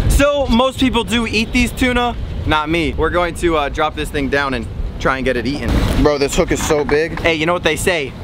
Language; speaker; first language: English; native; English